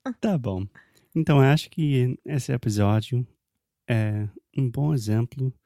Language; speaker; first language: Portuguese; non-native, fluent; English